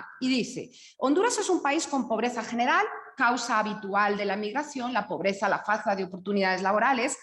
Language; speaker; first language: Spanish; native; Spanish